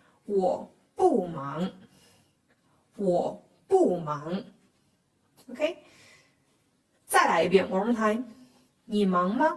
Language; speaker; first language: Chinese; non-native, fluent; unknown